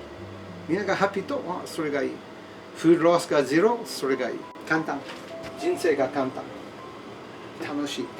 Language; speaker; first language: Japanese; non-native, learner; English